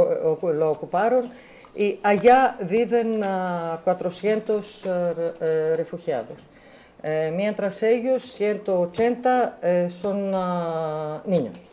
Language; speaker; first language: Spanish; non-native, learner; Greek